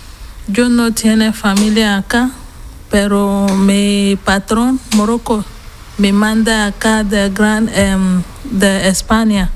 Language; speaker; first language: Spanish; non-native, learner; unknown